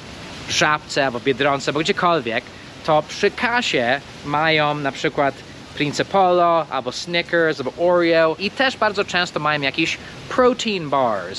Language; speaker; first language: Polish; non-native, fluent; English